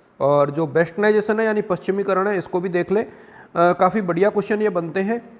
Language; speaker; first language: Hindi; native; Hindi